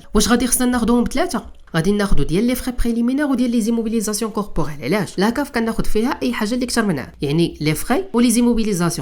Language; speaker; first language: Arabic; native; Arabic